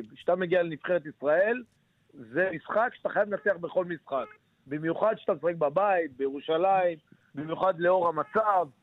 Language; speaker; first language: Hebrew; native; Hebrew